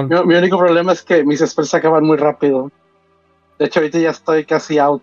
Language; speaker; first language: Spanish; native; Spanish